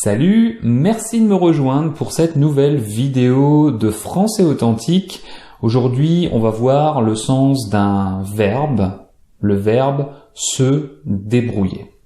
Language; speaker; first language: French; native; French